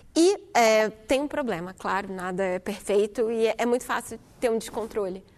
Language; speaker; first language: Portuguese; native; Portuguese